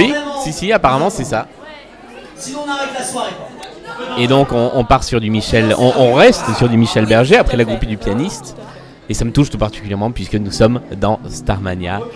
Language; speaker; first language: French; native; French